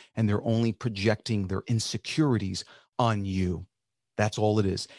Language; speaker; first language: English; early bilingual, other home language; Spanish